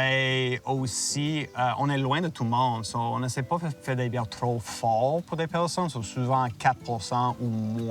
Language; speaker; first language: French; non-native, local second language; English